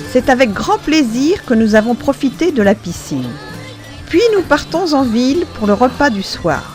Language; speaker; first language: French; native; French